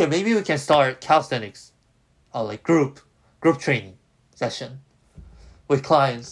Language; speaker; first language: English; non-native, fluent; Korean